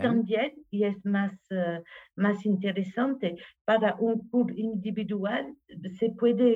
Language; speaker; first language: Spanish; non-native, learner; French